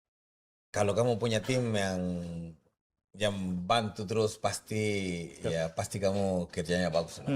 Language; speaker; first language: Indonesian; non-native, fluent; Spanish